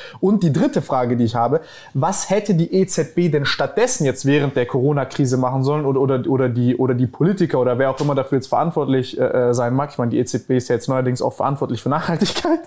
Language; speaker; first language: German; native; German